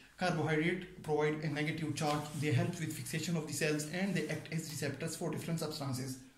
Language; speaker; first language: English; non-native, local second language; Pashto